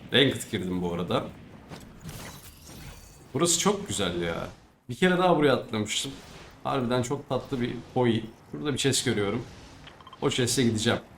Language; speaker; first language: Turkish; native; Turkish